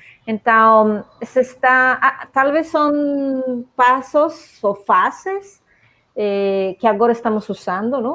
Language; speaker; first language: Portuguese; non-native, fluent; Spanish